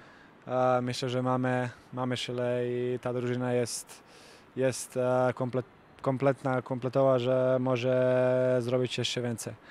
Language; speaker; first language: Polish; non-native, fluent; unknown